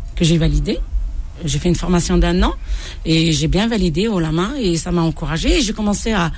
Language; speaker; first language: French; non-native, local second language; Arabic